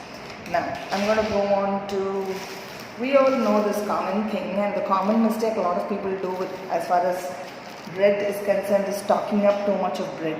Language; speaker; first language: English; non-native, local second language; Tamil